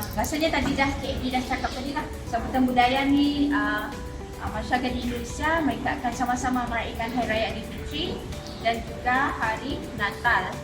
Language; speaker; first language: Malay; native; Malay